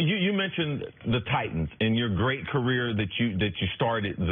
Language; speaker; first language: English; native; English